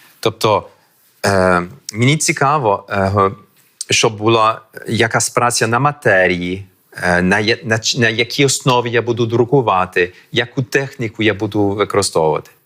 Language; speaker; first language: Ukrainian; early bilingual, heritage; French